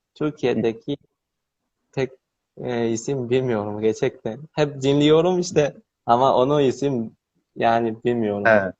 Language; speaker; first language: Turkish; non-native, learner; Chinese